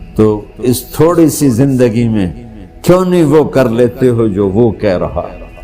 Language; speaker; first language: Urdu; non-native, local second language; Punjabi